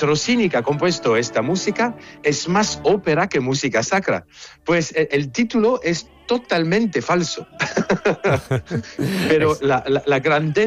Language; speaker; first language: Spanish; non-native, fluent; French